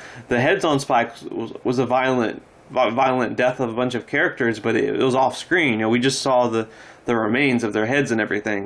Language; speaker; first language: English; native; English